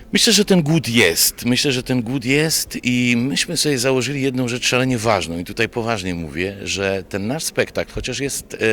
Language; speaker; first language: Polish; non-native, local second language; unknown